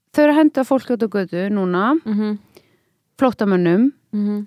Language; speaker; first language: Icelandic; early bilingual, other home language; French